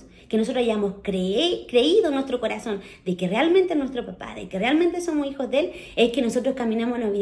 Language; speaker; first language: Spanish; native; Spanish